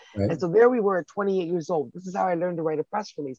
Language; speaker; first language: English; native; English